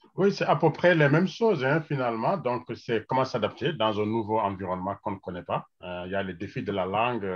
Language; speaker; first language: French; non-native, local second language; Wolof